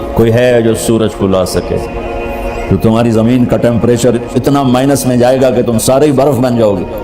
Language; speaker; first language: Urdu; non-native, local second language; Punjabi